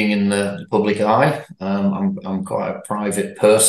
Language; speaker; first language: English; native; English